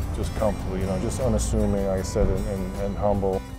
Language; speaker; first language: English; native; English